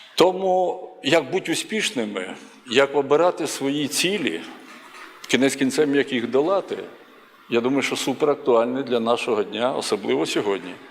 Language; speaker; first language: Ukrainian; native; Ukrainian